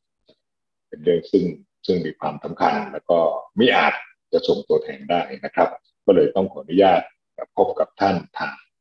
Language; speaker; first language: Thai; native; Thai